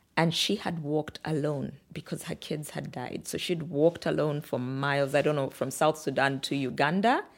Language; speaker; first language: English; non-native, local second language; Bemba